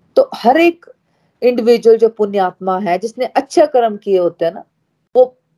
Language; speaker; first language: Hindi; native; Hindi